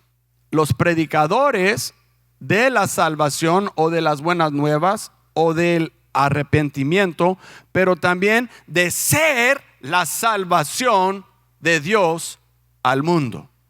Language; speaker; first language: Spanish; non-native, fluent; English